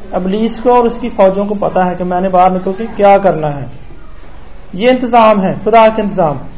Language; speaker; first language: Urdu; non-native, local second language; Punjabi